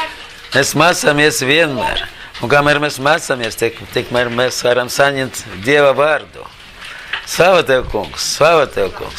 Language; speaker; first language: Latvian; non-native, learner; Russian